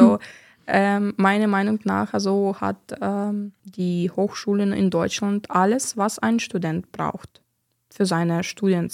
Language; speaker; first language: German; non-native, fluent; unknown